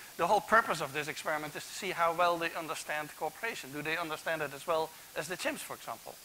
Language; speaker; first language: English; non-native, fluent; Dutch